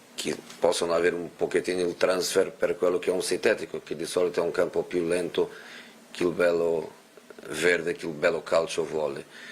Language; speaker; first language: Italian; non-native, fluent; Portuguese